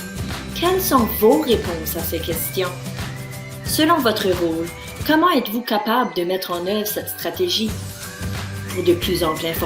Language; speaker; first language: French; native; French